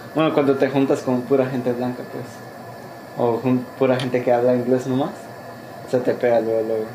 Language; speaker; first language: Spanish; early bilingual, heritage; Spanish